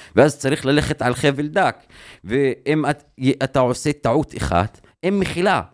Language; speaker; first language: Hebrew; non-native, local second language; Arabic